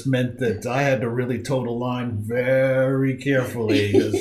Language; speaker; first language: English; native; English